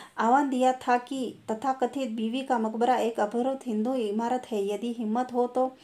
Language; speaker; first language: Hindi; non-native, local second language; Marathi